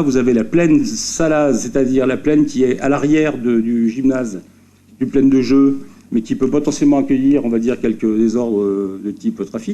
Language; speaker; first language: French; native; French